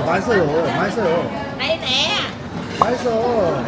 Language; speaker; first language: Korean; non-native, learner; Vietnamese